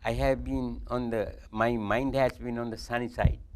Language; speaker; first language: English; non-native, local second language; Sinhala